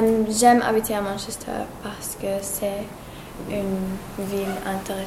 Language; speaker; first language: French; non-native, learner; English